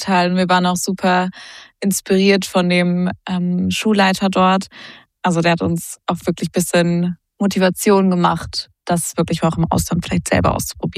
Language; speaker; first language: German; native; German